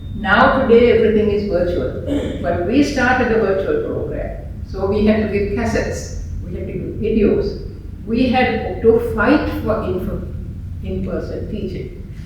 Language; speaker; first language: English; non-native, local second language; Sinhala